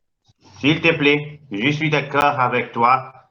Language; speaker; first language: French; non-native, fluent; Spanish